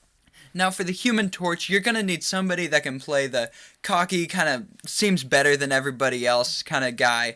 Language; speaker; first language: English; native; English